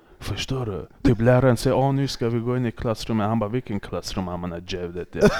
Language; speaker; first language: Swedish; early bilingual, other home language; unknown